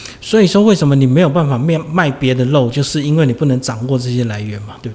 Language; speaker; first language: Chinese; native; Chinese